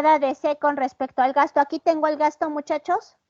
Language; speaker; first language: Spanish; native; Spanish